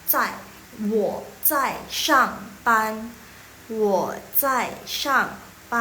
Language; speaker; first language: Chinese; non-native, fluent; Indonesian